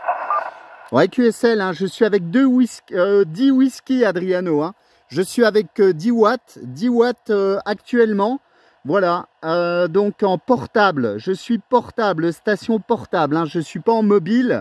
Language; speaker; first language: French; native; French